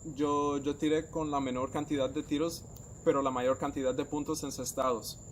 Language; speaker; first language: Spanish; native; Spanish